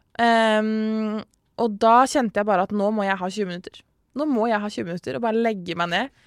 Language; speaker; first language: Norwegian; native; Norwegian